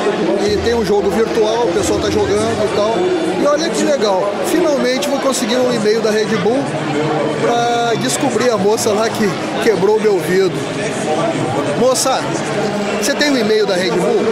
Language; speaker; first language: Portuguese; native; Portuguese